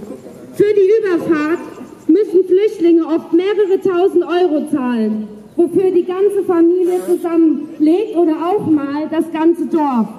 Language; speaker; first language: German; native; German